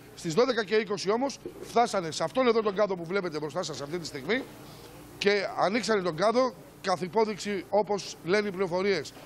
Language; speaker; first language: Greek; native; Greek